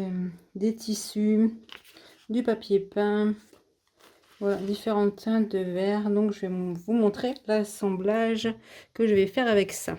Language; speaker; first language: French; native; French